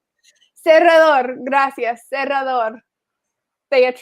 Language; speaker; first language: Spanish; non-native, fluent; English